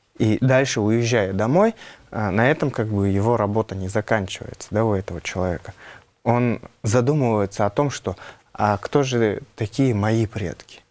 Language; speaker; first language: Russian; non-native, local second language; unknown